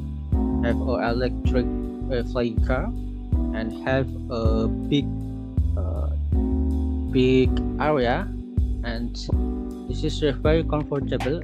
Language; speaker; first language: English; non-native, learner; Indonesian